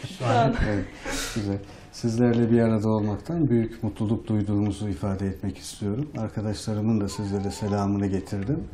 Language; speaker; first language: Turkish; native; Turkish